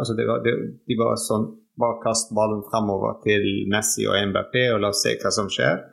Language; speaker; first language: Norwegian; non-native, fluent; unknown